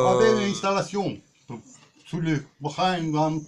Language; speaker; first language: French; non-native, learner; Romanian